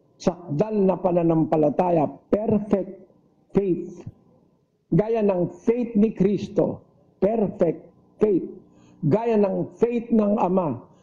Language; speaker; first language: Filipino; native; Filipino